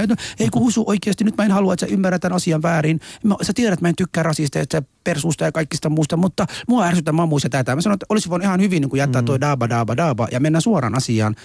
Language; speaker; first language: Finnish; non-native, fluent; Somali